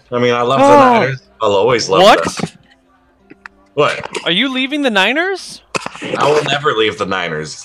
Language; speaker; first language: English; native; English